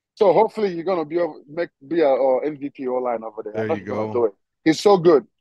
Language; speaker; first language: English; non-native, local second language; Igbo